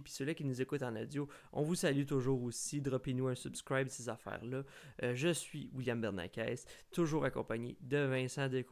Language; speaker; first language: French; native; French